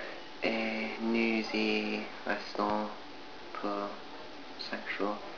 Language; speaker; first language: French; non-native, learner; English